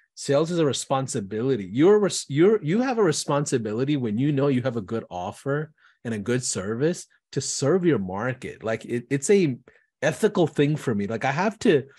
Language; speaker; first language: English; native; English